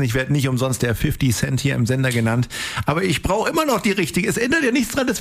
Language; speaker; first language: German; native; German